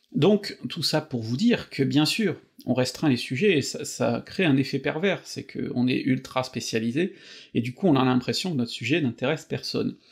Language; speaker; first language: French; native; French